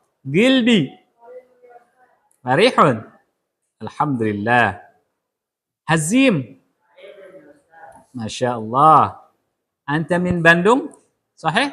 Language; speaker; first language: Arabic; non-native, fluent; Indonesian